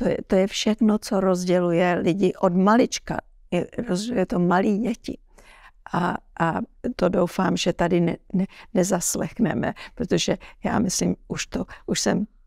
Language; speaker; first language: Czech; early bilingual, heritage; Czech